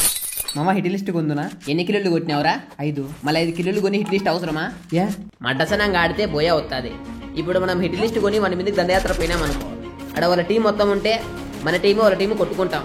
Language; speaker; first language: Telugu; native; Telugu